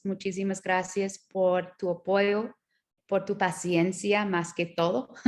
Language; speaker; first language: Spanish; non-native, learner; English